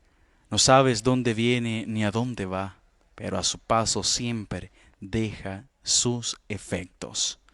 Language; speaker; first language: Spanish; native; Spanish